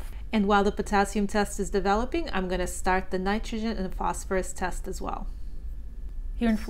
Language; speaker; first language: English; native; English